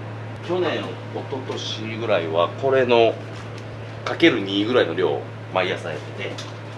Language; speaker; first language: Japanese; native; Japanese